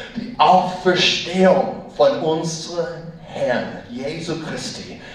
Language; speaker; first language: German; non-native, learner; English